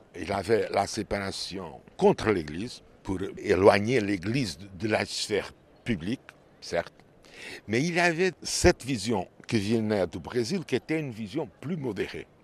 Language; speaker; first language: French; non-native, fluent; Portuguese